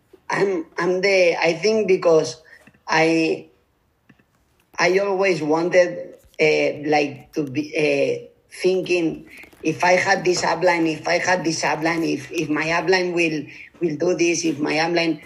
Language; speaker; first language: English; non-native, fluent; Spanish